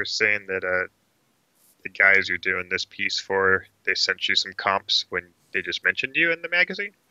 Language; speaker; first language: English; native; English